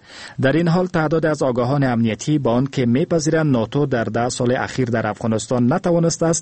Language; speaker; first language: Persian; native; Persian